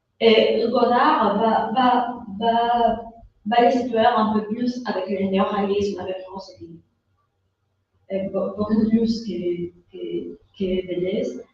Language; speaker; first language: French; non-native, fluent; Spanish